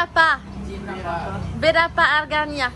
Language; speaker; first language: Indonesian; non-native, learner; French